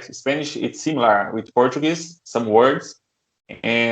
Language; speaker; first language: English; non-native, learner; Portuguese